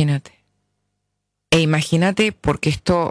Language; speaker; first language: Spanish; native; Spanish